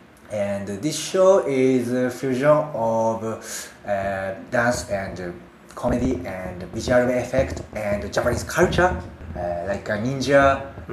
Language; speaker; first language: English; non-native, learner; Japanese